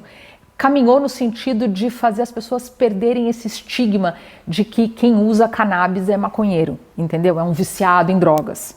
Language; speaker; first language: Portuguese; native; Portuguese